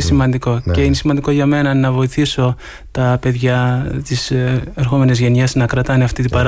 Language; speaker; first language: Greek; early bilingual, heritage; Greek